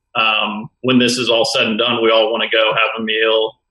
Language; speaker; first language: English; native; English